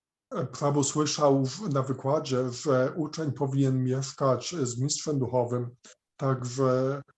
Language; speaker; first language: Polish; native; Polish